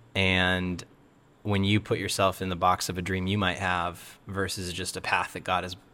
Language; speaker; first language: English; native; English